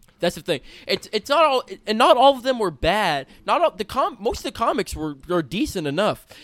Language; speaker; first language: English; native; English